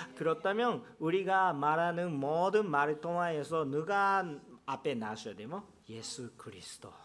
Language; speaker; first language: Korean; non-native, fluent; Japanese